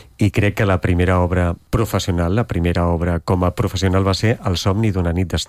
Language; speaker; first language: Catalan; native; Catalan